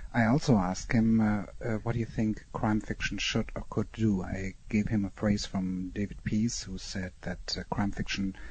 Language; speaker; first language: English; non-native, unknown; German